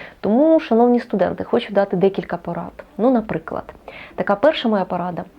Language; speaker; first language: Ukrainian; native; Ukrainian